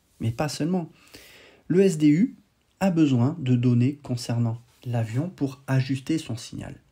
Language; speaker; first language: French; native; French